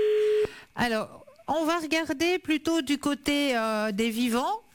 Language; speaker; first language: French; native; French